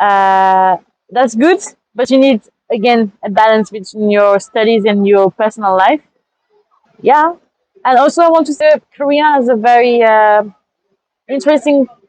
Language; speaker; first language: English; non-native, fluent; French